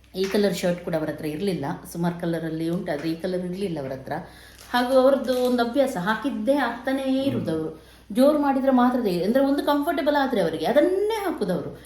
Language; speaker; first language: Kannada; native; Kannada